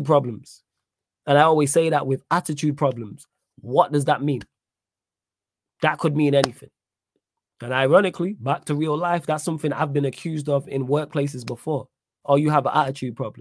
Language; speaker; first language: English; native; English